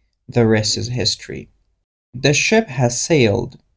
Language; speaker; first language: English; non-native, fluent; Persian